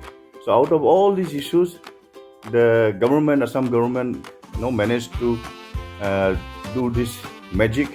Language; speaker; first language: English; non-native, local second language; Assamese